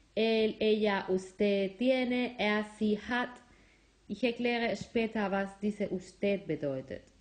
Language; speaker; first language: German; non-native, fluent; Spanish